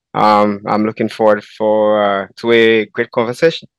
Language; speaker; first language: English; non-native, fluent; Haitian Creole